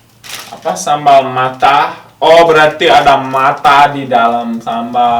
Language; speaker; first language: Indonesian; non-native, learner; English